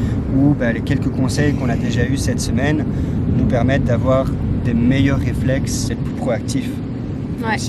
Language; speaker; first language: French; native; French